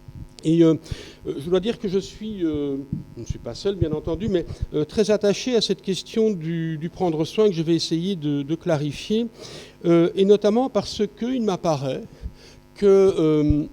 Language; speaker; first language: French; native; French